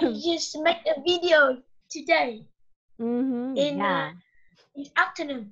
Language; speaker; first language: English; non-native, learner; Vietnamese